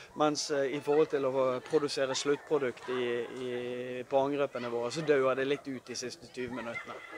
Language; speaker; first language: Norwegian; native; Norwegian